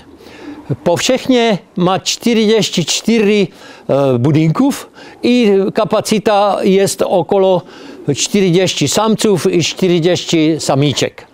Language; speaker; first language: Polish; non-native, learner; Czech